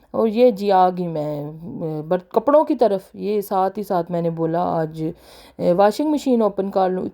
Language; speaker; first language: Urdu; non-native, local second language; Punjabi